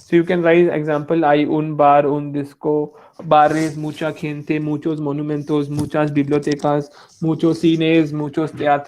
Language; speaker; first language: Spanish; non-native, fluent; Hindi